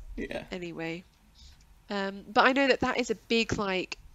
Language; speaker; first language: English; native; English